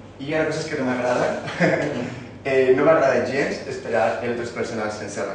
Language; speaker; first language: Catalan; non-native, local second language; Spanish